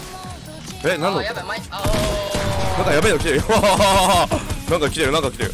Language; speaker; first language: Japanese; native; Japanese